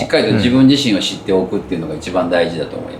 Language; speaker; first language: Japanese; native; Japanese